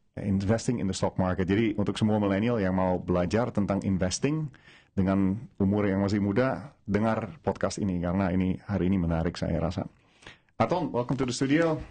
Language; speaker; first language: Indonesian; non-native, fluent; Dutch